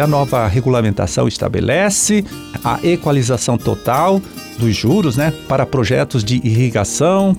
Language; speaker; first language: Portuguese; native; Portuguese